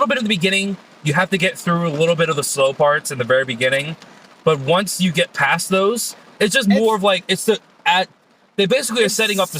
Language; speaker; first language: English; native; English